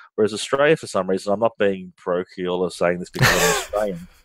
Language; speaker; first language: English; native; English